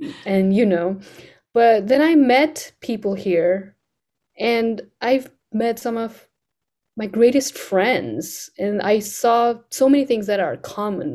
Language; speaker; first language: English; non-native, local second language; Nepali